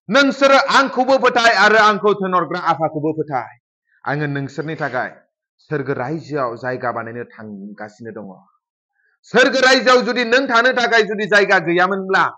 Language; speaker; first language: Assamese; non-native, local second language; Bodo